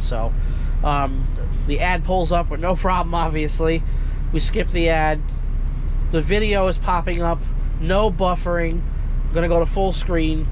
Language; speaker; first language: English; native; English